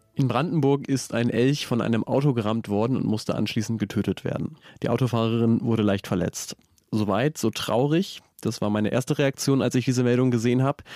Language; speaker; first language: German; native; German